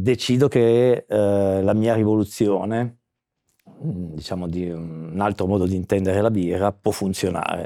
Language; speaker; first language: Italian; native; Italian